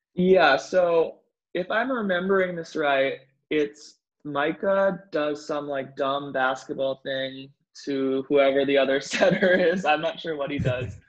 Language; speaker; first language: English; native; English